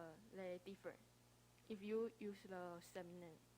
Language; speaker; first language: English; non-native, learner; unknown